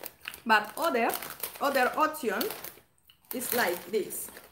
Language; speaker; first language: English; non-native, learner; Spanish